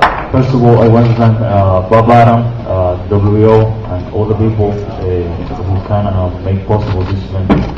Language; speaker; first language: English; non-native, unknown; Spanish